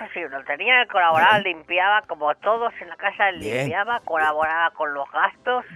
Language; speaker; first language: Spanish; native; Spanish